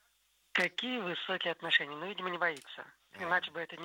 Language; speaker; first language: Russian; native; Russian